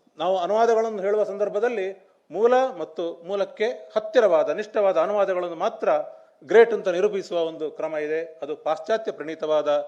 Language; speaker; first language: Kannada; native; Kannada